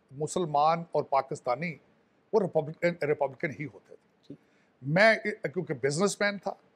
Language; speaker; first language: Urdu; non-native, local second language; Punjabi